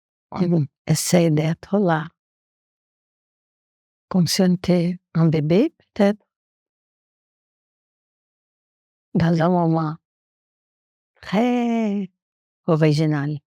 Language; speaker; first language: French; non-native, fluent; Portuguese